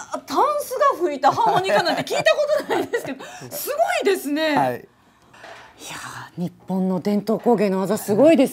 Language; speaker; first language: Japanese; native; Japanese